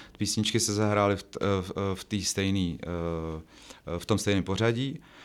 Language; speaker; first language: Czech; native; Czech